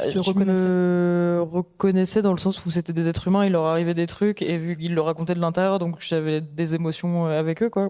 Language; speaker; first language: French; native; French